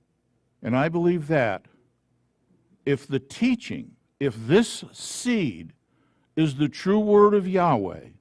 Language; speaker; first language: English; native; English